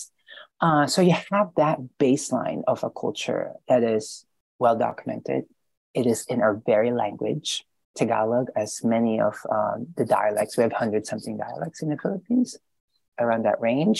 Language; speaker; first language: English; non-native, local second language; Filipino